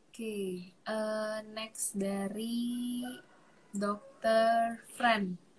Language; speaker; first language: Indonesian; native; Indonesian